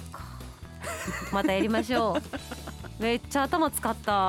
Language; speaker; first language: Japanese; native; Japanese